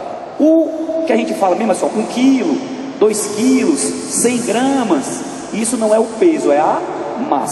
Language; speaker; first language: Portuguese; native; Portuguese